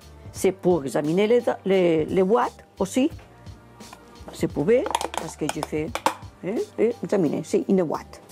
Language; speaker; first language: French; non-native, learner; Catalan